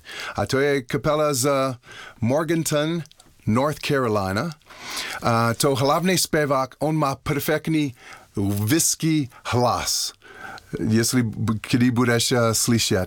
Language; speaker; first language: Czech; non-native, learner; English